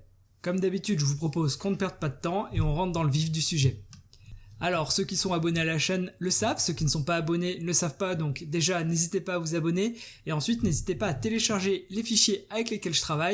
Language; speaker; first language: French; native; French